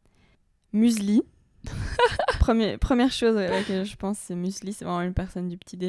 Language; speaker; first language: French; native; French